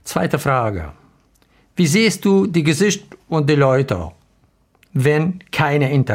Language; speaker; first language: German; non-native, learner; Arabic